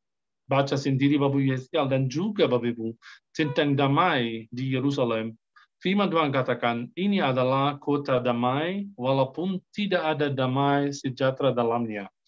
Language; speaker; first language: Indonesian; non-native, fluent; Arabic